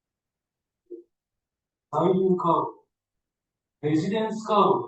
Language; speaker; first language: Japanese; non-native, learner; Indonesian